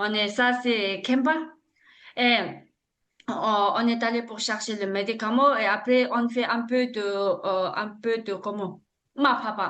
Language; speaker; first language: French; non-native, learner; Tibetan